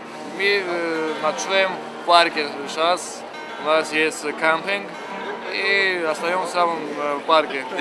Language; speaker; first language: Russian; non-native, learner; Georgian